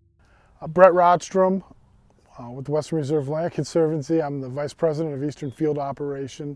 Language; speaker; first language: English; native; English